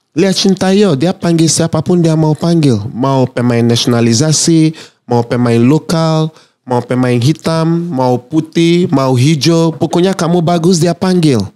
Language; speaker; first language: Indonesian; non-native, fluent; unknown